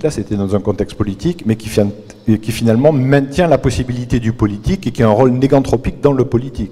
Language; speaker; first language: French; native; French